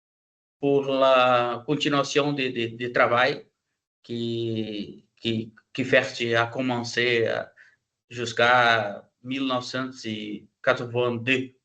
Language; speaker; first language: French; non-native, learner; Portuguese